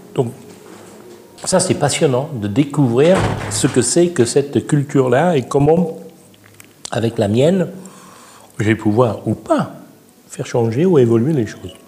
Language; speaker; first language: French; non-native, fluent; English